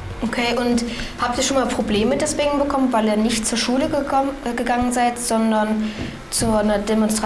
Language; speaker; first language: German; native; German